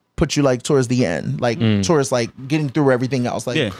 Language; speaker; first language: English; native; English